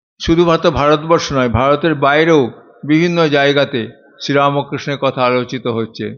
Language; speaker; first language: Bangla; native; Bangla